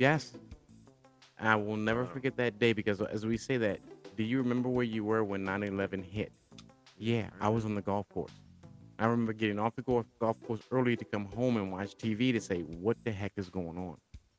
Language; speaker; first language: English; native; English